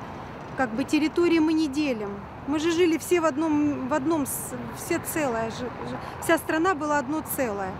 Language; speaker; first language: Russian; native; Russian